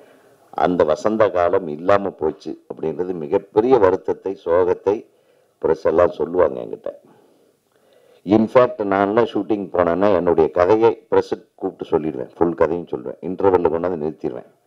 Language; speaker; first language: Tamil; native; Tamil